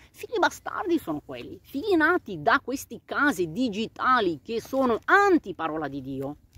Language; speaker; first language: Italian; non-native, fluent; Romanian